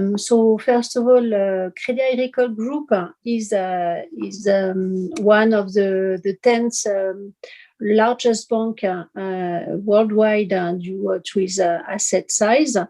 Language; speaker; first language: English; non-native, fluent; French